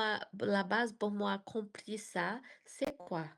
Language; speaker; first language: French; non-native, learner; Portuguese